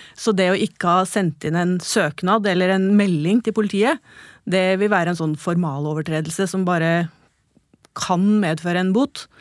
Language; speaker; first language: Norwegian; native; Norwegian